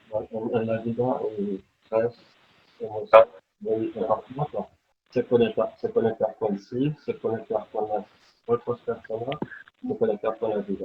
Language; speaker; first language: Spanish; non-native, learner; French